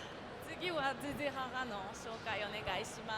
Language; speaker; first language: Japanese; non-native, fluent; French